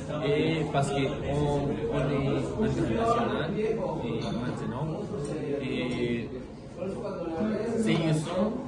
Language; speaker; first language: French; non-native, learner; Spanish